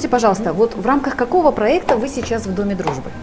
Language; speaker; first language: Russian; native; Russian